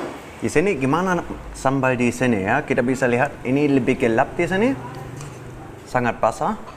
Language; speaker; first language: Indonesian; non-native, fluent; German